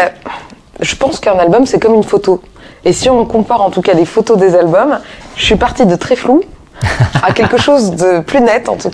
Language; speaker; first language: French; native; French